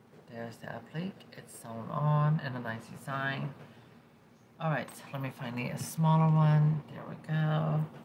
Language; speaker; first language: English; early bilingual, other home language; Spanish